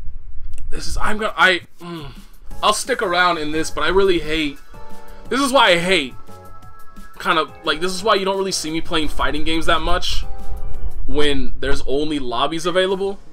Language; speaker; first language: English; native; English